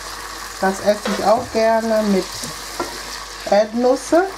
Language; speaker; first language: German; non-native, fluent; Akan